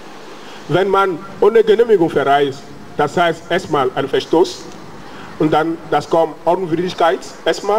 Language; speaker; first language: German; non-native, fluent; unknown